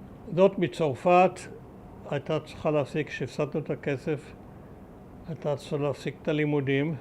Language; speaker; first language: Hebrew; early bilingual, other home language; German